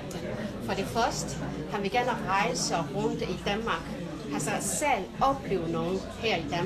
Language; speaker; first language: Danish; non-native, fluent; Chinese